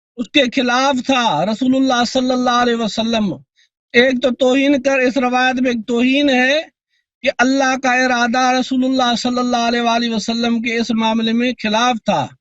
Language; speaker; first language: Urdu; non-native, local second language; Sindhi